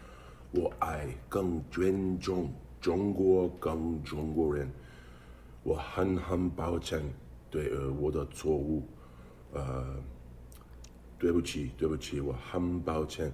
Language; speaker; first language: Chinese; non-native, learner; English